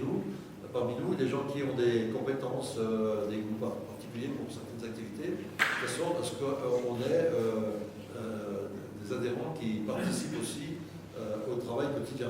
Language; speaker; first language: French; native; French